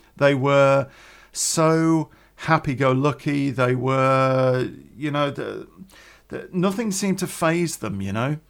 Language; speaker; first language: English; native; English